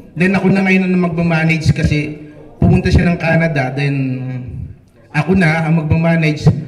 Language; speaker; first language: Filipino; native; Filipino